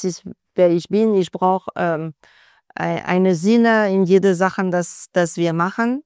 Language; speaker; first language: German; non-native, fluent; French